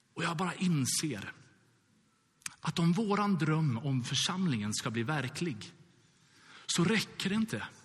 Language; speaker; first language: Swedish; native; Swedish